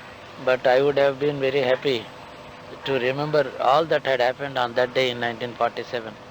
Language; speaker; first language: English; non-native, local second language; Telugu